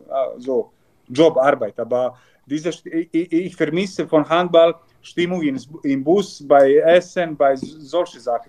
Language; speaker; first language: German; non-native, learner; Serbian